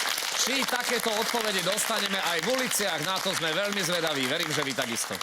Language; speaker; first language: Slovak; native; Slovak